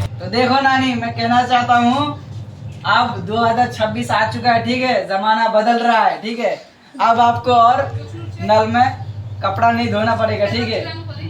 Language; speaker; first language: Hindi; non-native, local second language; Bangla